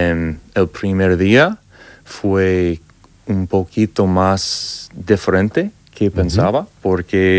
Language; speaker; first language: Spanish; non-native, learner; English